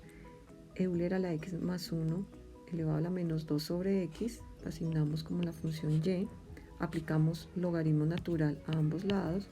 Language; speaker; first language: Spanish; native; Spanish